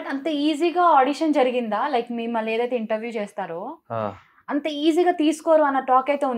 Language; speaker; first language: Telugu; native; Telugu